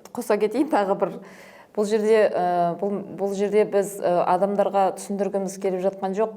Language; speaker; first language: Kazakh; native; Kazakh